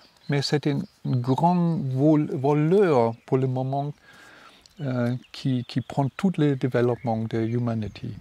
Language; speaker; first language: French; non-native, learner; German